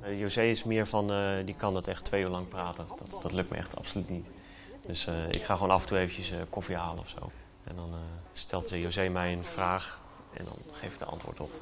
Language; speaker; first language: Dutch; native; Dutch